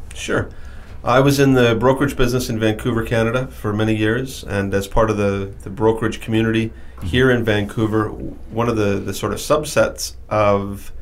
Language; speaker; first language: English; native; English